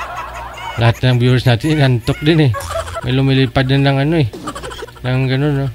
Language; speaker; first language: Filipino; native; Filipino